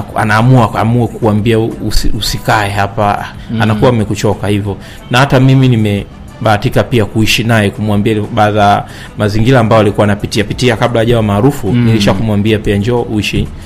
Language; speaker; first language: Swahili; native; Swahili